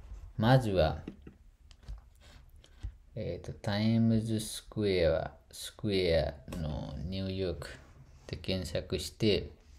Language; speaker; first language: Japanese; non-native, fluent; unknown